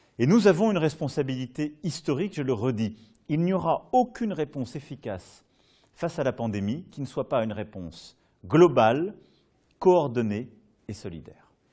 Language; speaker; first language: French; native; French